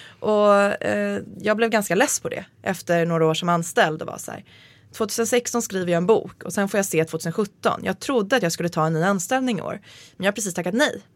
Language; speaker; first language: Swedish; native; Swedish